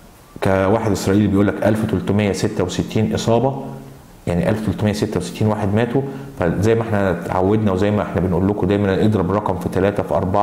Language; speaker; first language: Arabic; native; Arabic